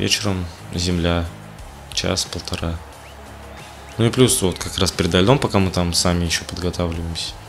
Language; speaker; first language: Russian; native; Russian